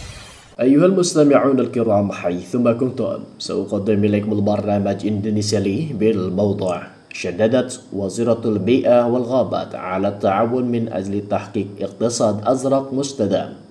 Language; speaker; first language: Arabic; non-native, fluent; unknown